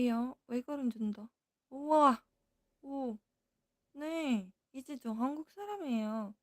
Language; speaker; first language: Korean; non-native, fluent; Filipino